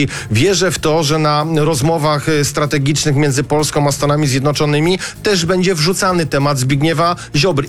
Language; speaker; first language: Polish; native; Polish